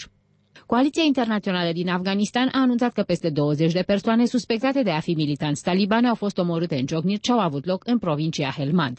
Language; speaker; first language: Romanian; native; Romanian